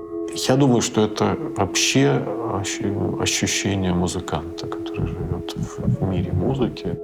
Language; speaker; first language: Russian; native; Russian